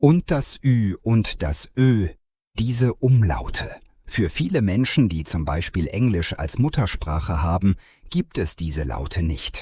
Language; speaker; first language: German; non-native, fluent; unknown